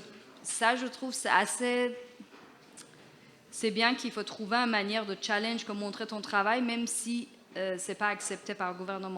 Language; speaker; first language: French; non-native, fluent; Persian